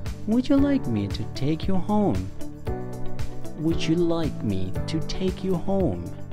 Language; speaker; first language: English; non-native, fluent; Indonesian